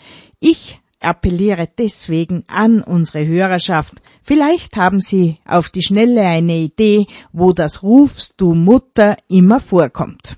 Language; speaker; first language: German; native; German